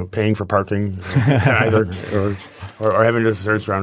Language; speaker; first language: English; native; English